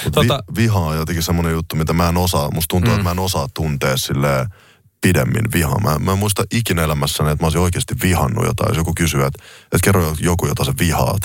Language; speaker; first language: Finnish; native; Finnish